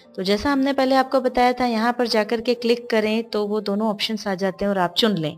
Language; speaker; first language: Hindi; native; Hindi